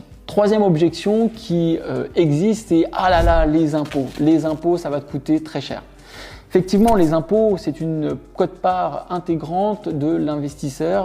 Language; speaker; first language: French; native; French